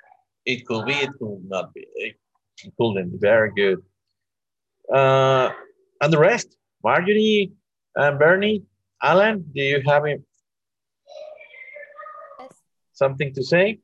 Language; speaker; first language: English; non-native, learner; Spanish